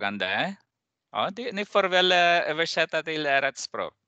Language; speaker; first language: Swedish; non-native, fluent; Persian